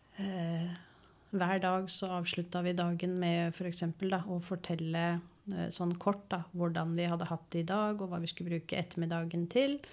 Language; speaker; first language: Norwegian; native; Norwegian